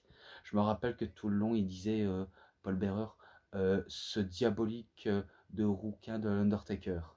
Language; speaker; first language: French; native; French